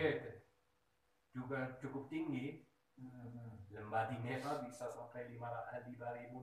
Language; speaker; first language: Indonesian; early bilingual, heritage; Dutch